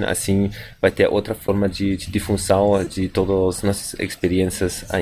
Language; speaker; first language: Portuguese; non-native, fluent; German